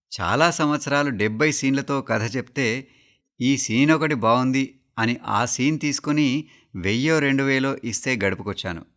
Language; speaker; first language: Telugu; native; Telugu